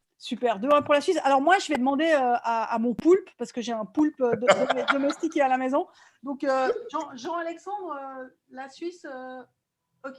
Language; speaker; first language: French; native; French